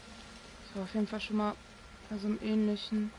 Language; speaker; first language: German; native; German